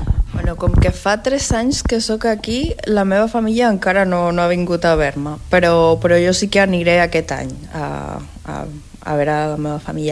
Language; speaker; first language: Catalan; non-native, fluent; Spanish